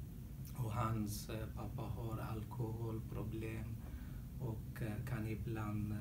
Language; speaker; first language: Swedish; non-native, learner; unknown